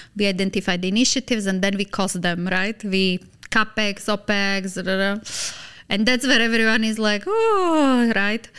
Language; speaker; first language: English; non-native, fluent; Slovak